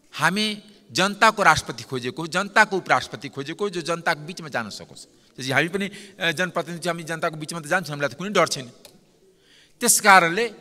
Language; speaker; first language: Nepali; non-native, local second language; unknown